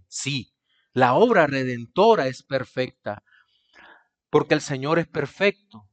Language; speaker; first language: Spanish; native; Spanish